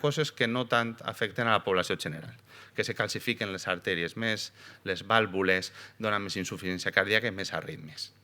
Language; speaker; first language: Catalan; native; Catalan